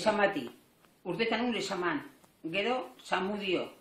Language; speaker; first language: Basque; native; Basque